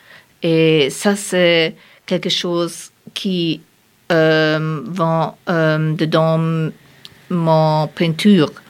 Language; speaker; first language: French; non-native, learner; German